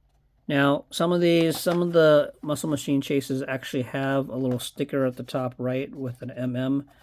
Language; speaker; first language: English; native; English